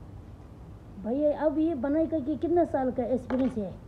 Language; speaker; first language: Hindi; non-native, local second language; Tibetan